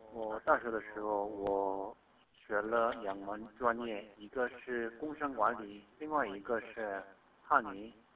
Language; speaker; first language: Chinese; non-native, fluent; Korean